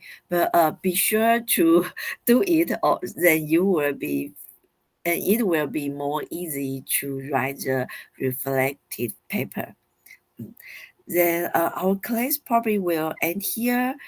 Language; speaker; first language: English; non-native, fluent; Chinese